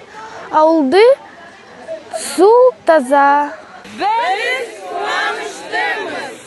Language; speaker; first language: Kazakh; non-native, learner; Russian